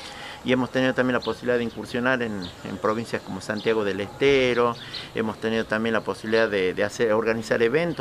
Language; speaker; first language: Spanish; native; Spanish